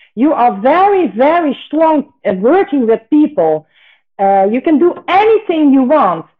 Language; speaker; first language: English; non-native, fluent; Dutch